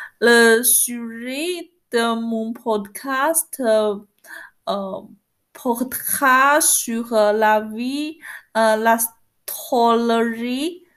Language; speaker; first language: French; non-native, learner; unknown